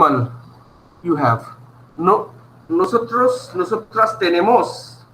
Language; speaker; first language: Spanish; non-native, fluent; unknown